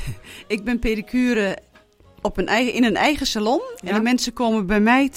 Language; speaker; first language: Dutch; native; Dutch